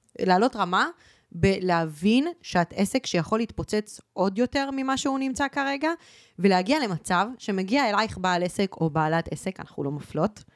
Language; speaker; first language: Hebrew; early bilingual, other home language; Spanish